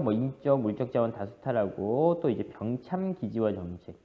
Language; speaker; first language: Korean; native; Korean